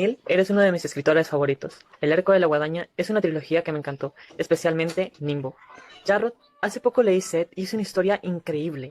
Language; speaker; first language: Spanish; native; Spanish